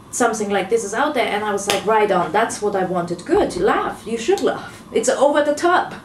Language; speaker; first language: English; non-native, fluent; German